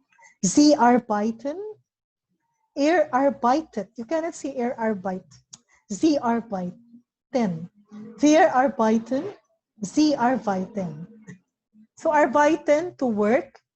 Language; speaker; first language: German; non-native, learner; Filipino